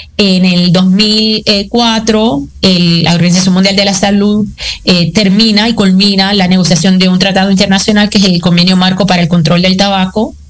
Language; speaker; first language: Spanish; native; Spanish